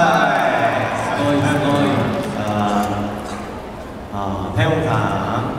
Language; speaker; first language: Japanese; non-native, learner; Korean